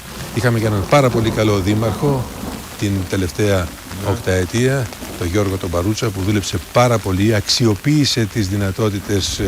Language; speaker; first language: Greek; native; Greek